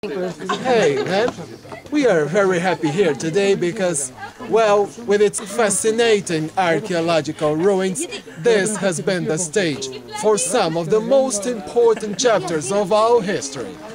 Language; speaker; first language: English; non-native, learner; Portuguese